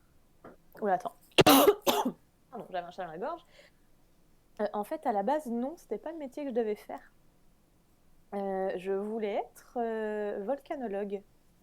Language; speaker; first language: French; native; French